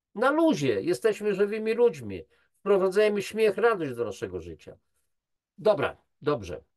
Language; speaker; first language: Polish; native; Polish